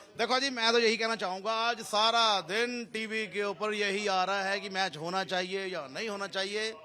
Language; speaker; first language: Hindi; non-native, local second language; Punjabi